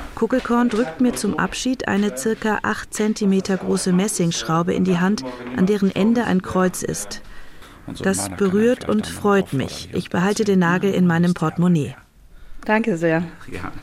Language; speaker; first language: German; native; German